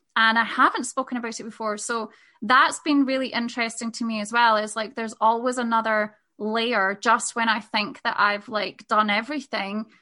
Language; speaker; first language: English; native; English